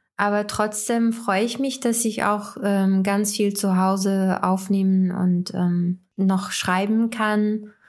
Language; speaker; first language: German; non-native, fluent; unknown